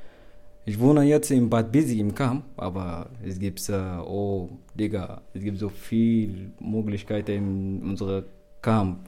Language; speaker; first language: German; non-native, learner; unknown